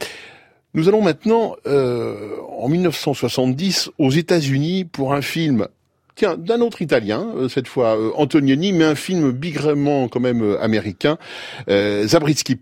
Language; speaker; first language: French; native; French